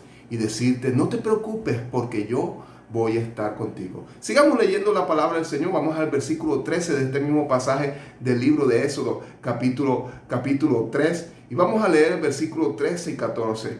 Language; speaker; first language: Spanish; native; Spanish